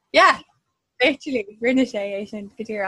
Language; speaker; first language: Irish; non-native, local second language; English